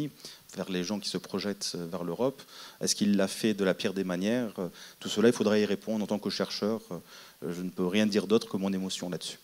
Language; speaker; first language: French; non-native, local second language; Arabic